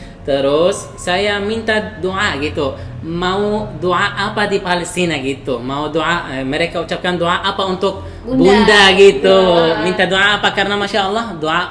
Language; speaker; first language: Indonesian; non-native, fluent; Arabic